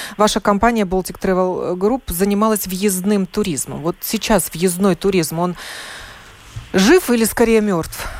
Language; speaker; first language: Russian; native; Russian